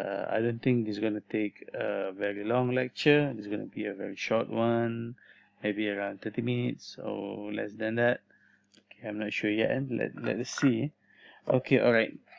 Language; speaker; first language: English; non-native, local second language; Malay